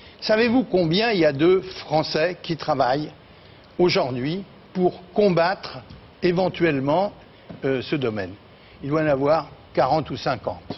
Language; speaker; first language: French; native; French